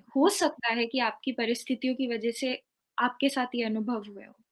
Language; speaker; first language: Hindi; native; Hindi